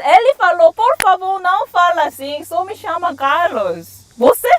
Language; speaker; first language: Portuguese; non-native, fluent; Korean